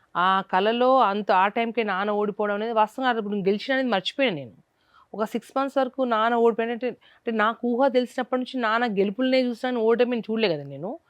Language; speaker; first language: Telugu; non-native, local second language; Lambadi